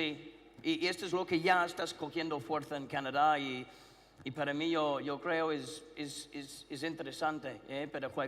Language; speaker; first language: Spanish; non-native, learner; English